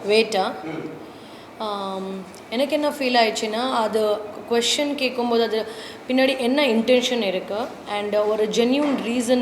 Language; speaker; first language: Tamil; non-native, learner; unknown